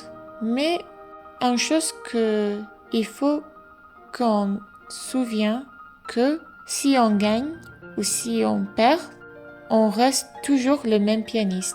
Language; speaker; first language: French; non-native, fluent; English